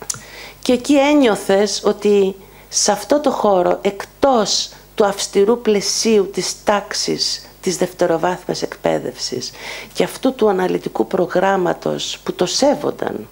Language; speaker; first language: Greek; native; Greek